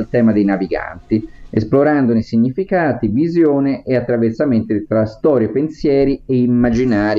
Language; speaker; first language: Italian; native; Italian